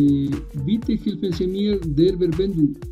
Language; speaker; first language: German; non-native, learner; Spanish